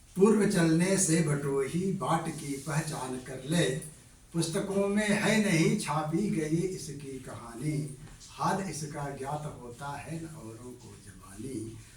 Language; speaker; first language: Hindi; native; Hindi